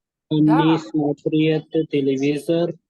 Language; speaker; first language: Russian; non-native, learner; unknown